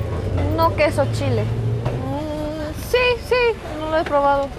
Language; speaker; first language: Spanish; non-native, learner; Korean